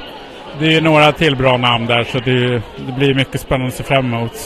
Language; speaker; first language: Swedish; native; Swedish